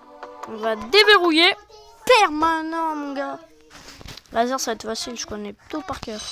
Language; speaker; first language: French; native; French